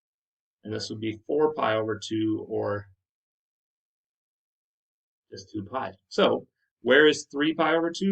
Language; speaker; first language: English; native; English